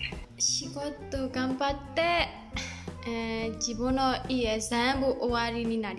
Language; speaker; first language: Japanese; non-native, learner; Burmese